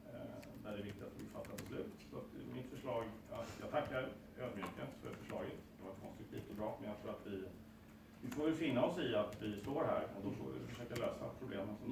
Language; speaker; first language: Swedish; native; Swedish